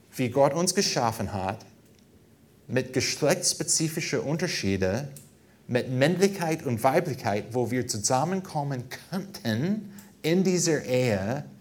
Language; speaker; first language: German; non-native, fluent; English